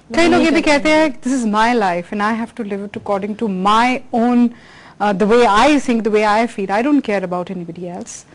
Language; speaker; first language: Hindi; native; Hindi